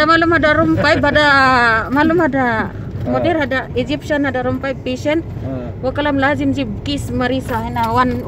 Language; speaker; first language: Arabic; non-native, learner; Filipino